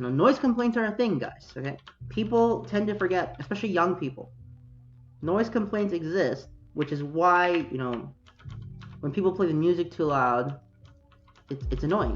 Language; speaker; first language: English; native; English